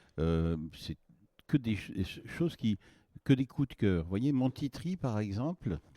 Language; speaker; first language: French; native; French